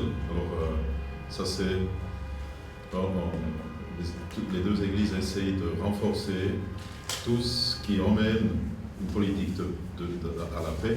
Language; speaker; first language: French; non-native, fluent; German